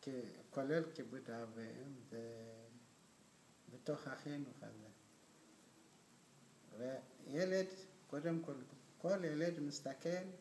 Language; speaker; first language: Hebrew; non-native, fluent; Amharic